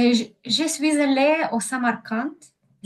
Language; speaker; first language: French; non-native, learner; Ukrainian